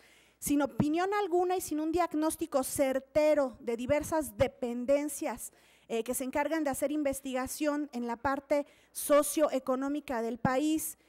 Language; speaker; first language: Spanish; native; Spanish